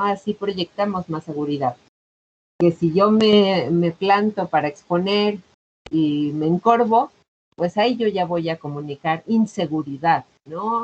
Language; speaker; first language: Spanish; native; Spanish